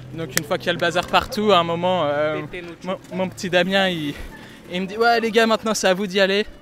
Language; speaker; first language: French; native; French